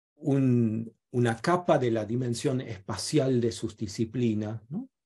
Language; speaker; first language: Spanish; non-native, fluent; German